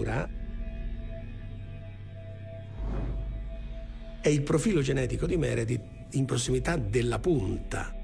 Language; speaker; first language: Italian; native; Italian